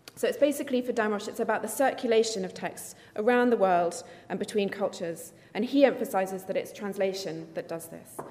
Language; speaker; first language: English; native; English